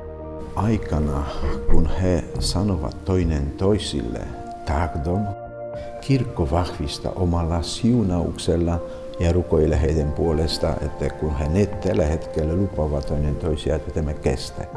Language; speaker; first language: Finnish; non-native, fluent; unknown